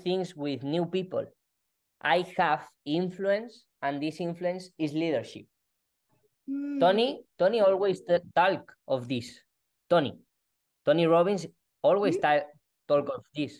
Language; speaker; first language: English; non-native, learner; Spanish